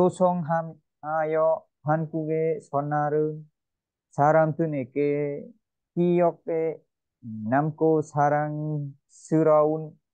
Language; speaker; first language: Korean; non-native, learner; Vietnamese